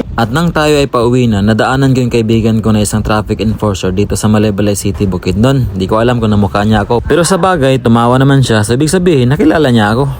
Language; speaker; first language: Filipino; non-native, local second language; Cebuano